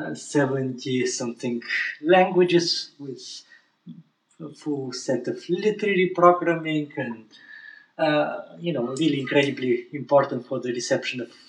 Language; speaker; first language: English; non-native, fluent; Bulgarian